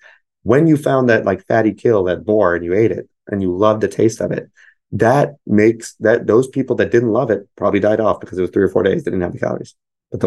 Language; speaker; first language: English; native; English